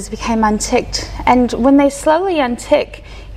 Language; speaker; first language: English; native; English